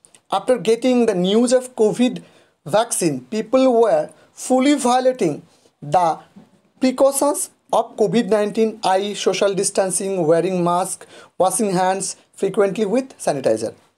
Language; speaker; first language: English; non-native, local second language; Bangla